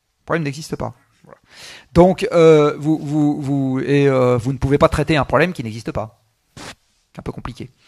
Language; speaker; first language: French; native; French